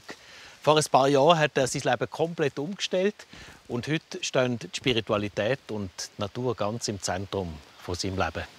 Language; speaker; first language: German; native; German